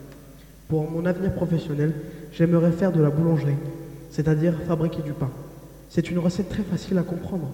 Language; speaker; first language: French; native; French